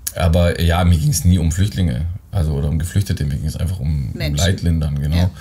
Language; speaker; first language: German; native; German